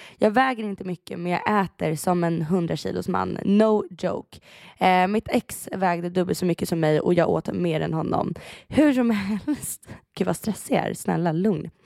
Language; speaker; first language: Swedish; early bilingual, other home language; Persian